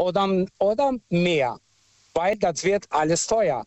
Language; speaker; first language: German; non-native, local second language; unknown